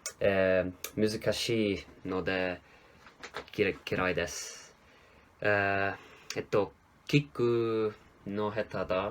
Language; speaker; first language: Japanese; non-native, learner; English